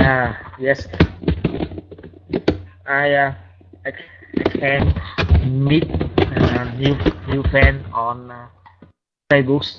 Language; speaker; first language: English; non-native, learner; Vietnamese